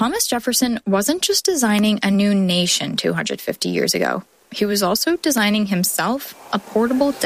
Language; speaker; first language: English; native; English